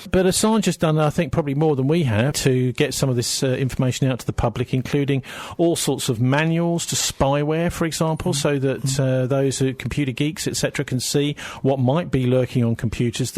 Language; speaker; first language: English; native; English